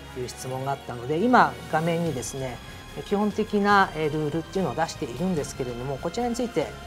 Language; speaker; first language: Japanese; native; Japanese